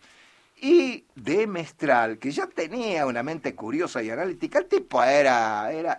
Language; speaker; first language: Spanish; native; Spanish